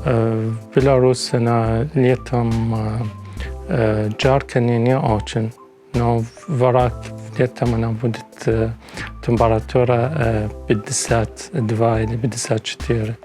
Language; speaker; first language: Russian; non-native, learner; Arabic